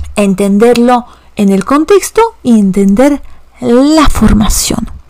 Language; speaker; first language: Spanish; non-native, fluent; Polish